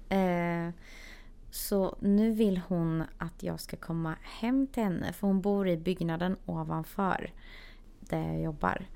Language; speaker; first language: Swedish; native; Swedish